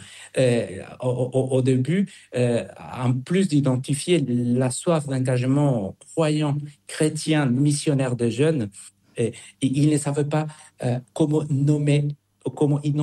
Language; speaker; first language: French; non-native, fluent; Spanish